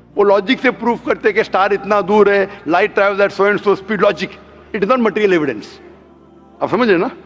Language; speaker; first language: Hindi; non-native, local second language; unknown